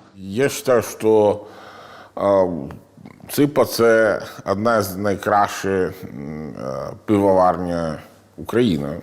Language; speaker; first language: Ukrainian; non-native, learner; Italian